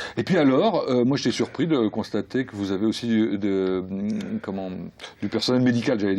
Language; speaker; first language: French; native; French